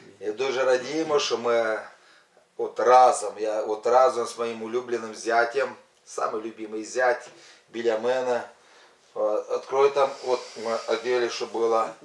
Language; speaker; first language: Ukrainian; non-native, local second language; Russian